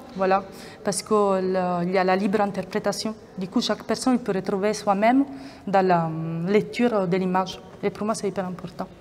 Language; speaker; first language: French; non-native, fluent; Italian